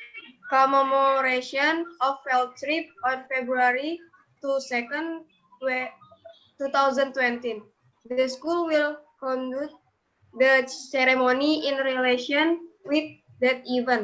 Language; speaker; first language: English; non-native, learner; Indonesian